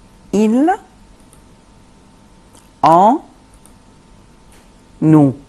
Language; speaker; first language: French; non-native, fluent; Arabic